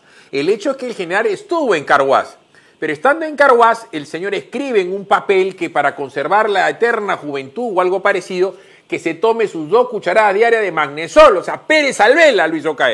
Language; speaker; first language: Spanish; native; Spanish